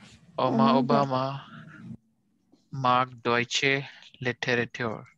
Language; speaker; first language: German; non-native, learner; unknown